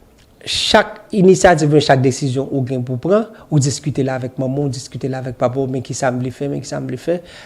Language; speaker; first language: Haitian Creole; native; Haitian Creole